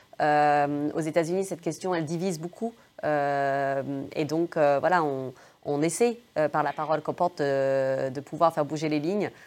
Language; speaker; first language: French; early bilingual, other home language; English